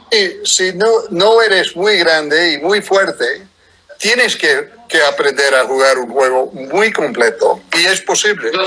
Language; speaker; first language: Spanish; non-native, fluent; English